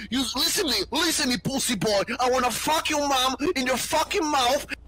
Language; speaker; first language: English; non-native, learner; Polish